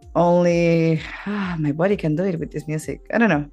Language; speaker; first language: English; non-native, fluent; Spanish